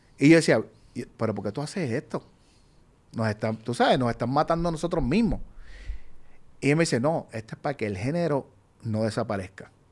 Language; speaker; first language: Spanish; native; Spanish